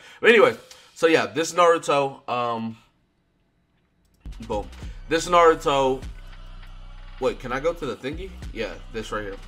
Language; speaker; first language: English; native; English